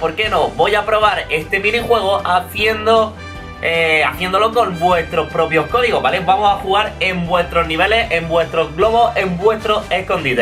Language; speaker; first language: Spanish; native; Spanish